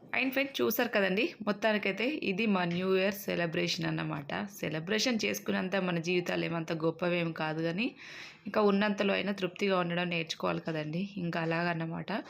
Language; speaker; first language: Telugu; native; Telugu